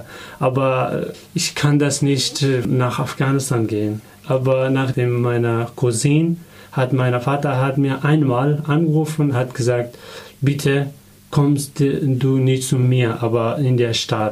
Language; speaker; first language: German; non-native, learner; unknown